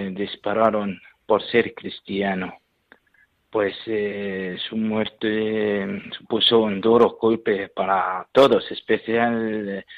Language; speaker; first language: Spanish; non-native, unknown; Syriac